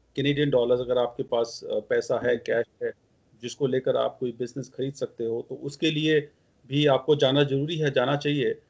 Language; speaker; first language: Hindi; non-native, local second language; Punjabi